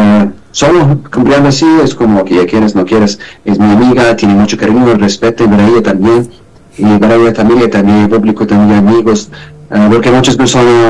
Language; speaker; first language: Spanish; non-native, learner; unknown